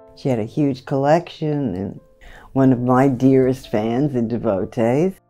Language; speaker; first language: English; native; English